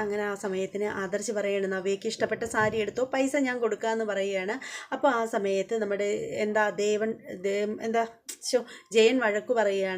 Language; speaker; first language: Malayalam; native; Malayalam